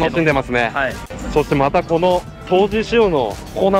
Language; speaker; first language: Japanese; native; Japanese